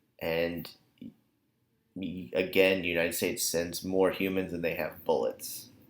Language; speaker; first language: English; native; English